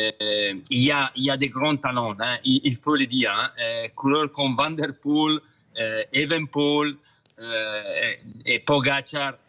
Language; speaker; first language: French; non-native, fluent; Italian